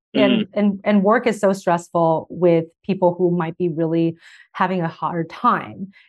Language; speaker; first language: English; early bilingual, other home language; Chinese